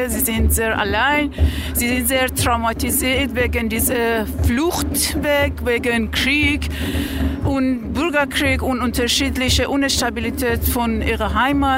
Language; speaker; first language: German; non-native, learner; Persian